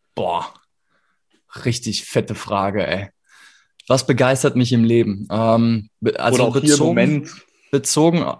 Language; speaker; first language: German; native; German